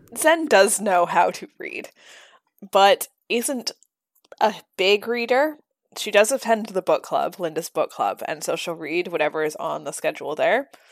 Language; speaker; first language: English; native; English